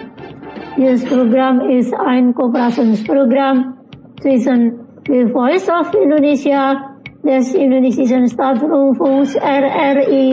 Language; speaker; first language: German; non-native, learner; Indonesian